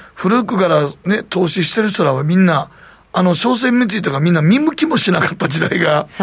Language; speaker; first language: Japanese; native; Japanese